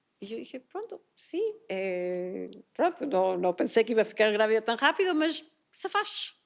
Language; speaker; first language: Portuguese; non-native, fluent; Spanish